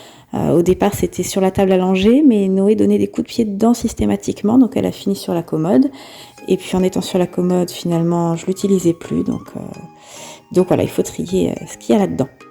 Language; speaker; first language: French; native; French